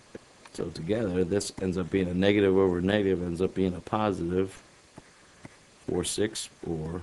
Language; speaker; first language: English; native; English